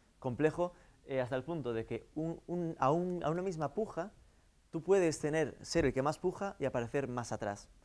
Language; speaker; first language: Spanish; native; Spanish